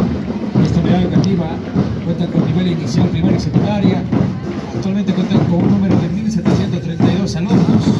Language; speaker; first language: Spanish; native; Spanish